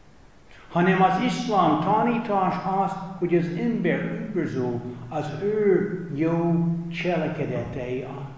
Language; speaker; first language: Hungarian; non-native, fluent; English